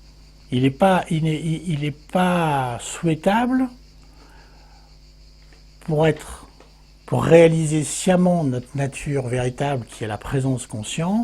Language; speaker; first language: French; native; French